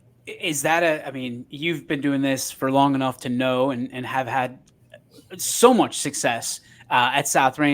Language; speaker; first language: English; native; English